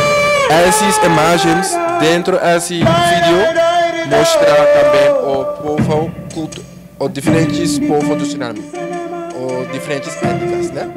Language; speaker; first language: Portuguese; non-native, learner; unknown